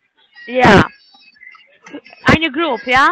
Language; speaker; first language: German; non-native, learner; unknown